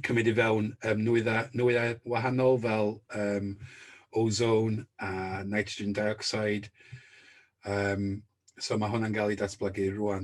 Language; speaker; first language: Welsh; native; Welsh